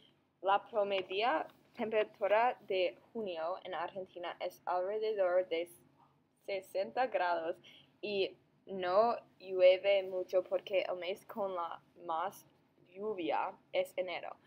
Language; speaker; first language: Spanish; non-native, learner; English